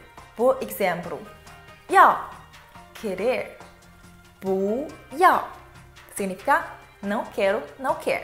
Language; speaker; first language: Portuguese; non-native, fluent; Chinese